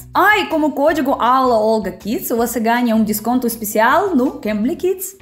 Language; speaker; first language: Portuguese; non-native, fluent; Russian